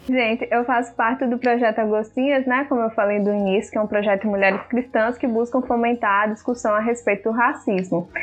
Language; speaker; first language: Portuguese; early bilingual, other home language; Upper Guinea Crioulo